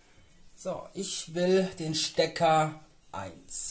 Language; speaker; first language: German; native; German